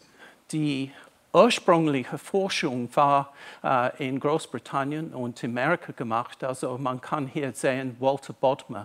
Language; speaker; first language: German; non-native, fluent; English